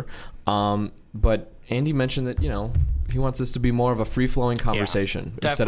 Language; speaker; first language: English; native; English